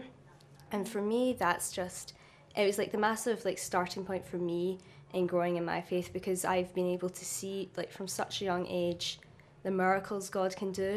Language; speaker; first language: English; native; English